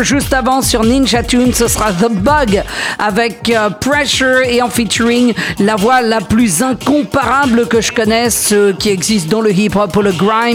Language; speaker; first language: French; native; French